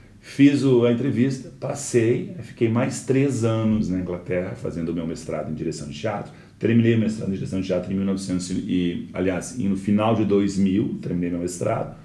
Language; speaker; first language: Portuguese; native; Portuguese